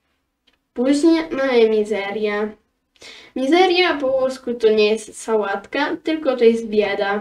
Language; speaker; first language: Polish; early bilingual, heritage; Polish